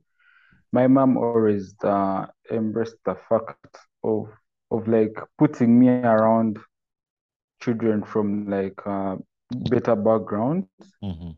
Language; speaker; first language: English; non-native, local second language; Ganda